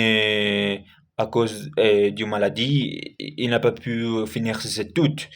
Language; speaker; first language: French; non-native, learner; Spanish